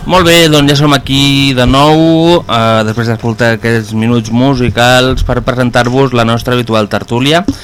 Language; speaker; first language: Catalan; native; Catalan